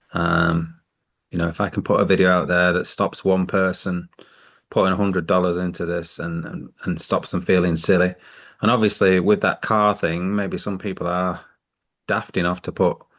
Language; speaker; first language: English; native; English